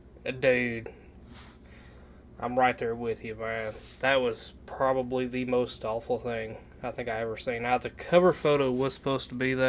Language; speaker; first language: English; native; English